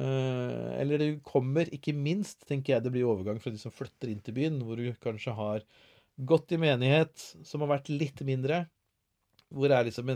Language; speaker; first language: Norwegian; native; Norwegian